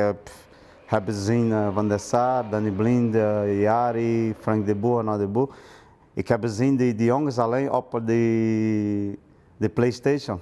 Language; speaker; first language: Dutch; non-native, learner; Portuguese